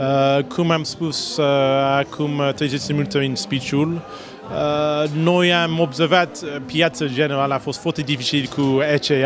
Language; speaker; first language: Romanian; non-native, learner; English